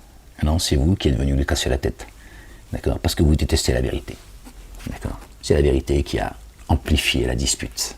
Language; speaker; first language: French; native; French